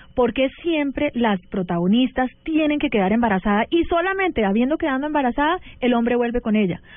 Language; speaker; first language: Spanish; early bilingual, heritage; Spanish